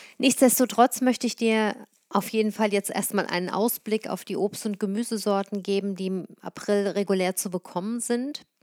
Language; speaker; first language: German; native; German